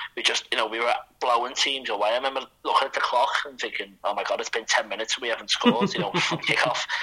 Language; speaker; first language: English; native; English